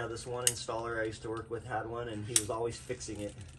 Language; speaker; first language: English; native; English